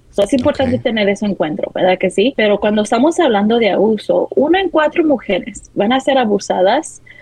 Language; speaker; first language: Spanish; early bilingual, heritage; Spanish